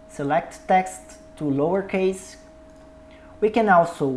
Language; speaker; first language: English; non-native, learner; Portuguese